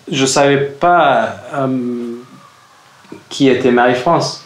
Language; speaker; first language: French; non-native, fluent; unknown